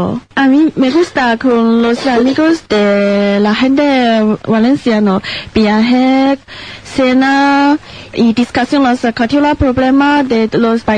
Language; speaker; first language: Spanish; non-native, learner; Chinese